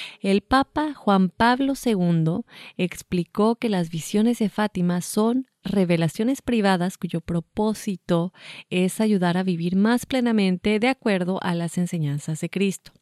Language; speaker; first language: Spanish; native; Spanish